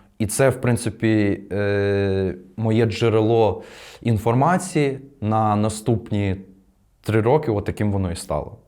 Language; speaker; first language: Ukrainian; non-native, local second language; Russian